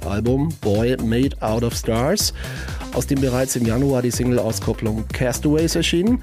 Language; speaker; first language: German; native; German